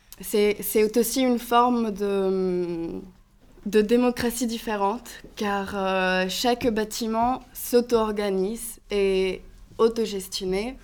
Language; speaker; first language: French; non-native, fluent; Greek